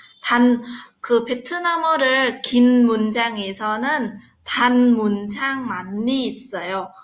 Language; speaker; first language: Korean; non-native, fluent; Vietnamese